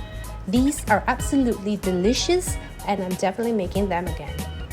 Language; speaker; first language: English; non-native, local second language; Indonesian